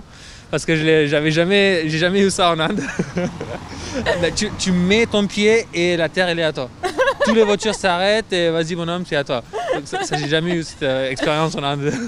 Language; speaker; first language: French; non-native, fluent; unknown